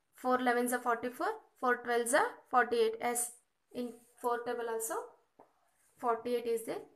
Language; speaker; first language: English; non-native, local second language; Kannada